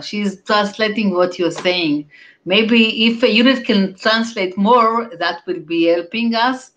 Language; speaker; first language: English; non-native, fluent; Hebrew